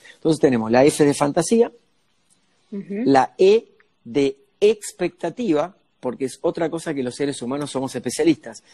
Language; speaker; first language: Spanish; native; Spanish